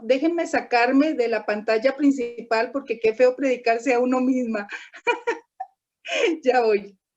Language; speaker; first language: Spanish; native; Spanish